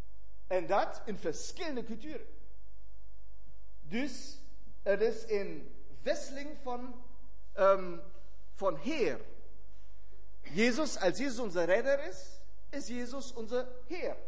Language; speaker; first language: Dutch; non-native, fluent; German